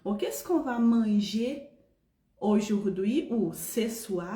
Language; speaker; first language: French; non-native, fluent; Portuguese